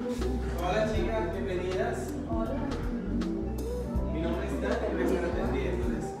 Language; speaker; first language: Spanish; native; Spanish